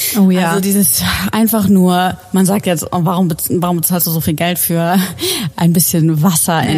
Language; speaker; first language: German; native; German